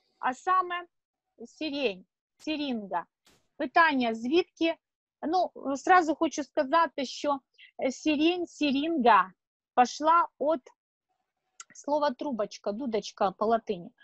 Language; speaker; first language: Ukrainian; non-native, local second language; Russian